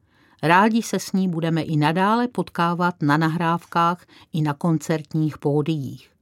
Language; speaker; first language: Czech; native; Czech